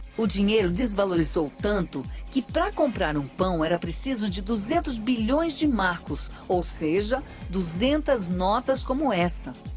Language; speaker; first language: Portuguese; native; Portuguese